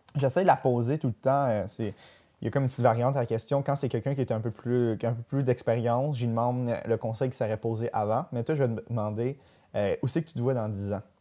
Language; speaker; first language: French; native; French